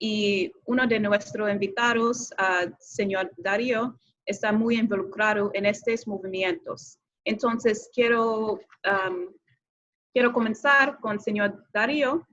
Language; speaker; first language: Spanish; non-native, fluent; English